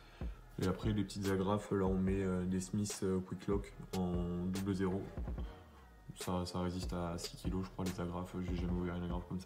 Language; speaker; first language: French; native; French